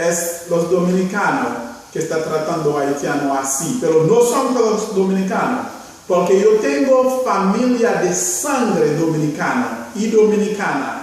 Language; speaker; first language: Spanish; non-native, fluent; Haitian Creole